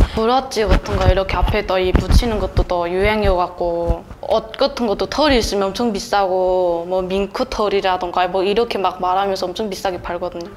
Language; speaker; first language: Korean; native; Korean